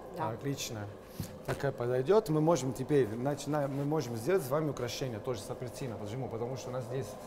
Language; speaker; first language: Russian; non-native, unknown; Italian